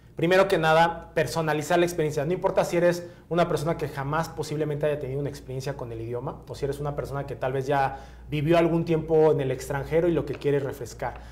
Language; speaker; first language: Spanish; native; Spanish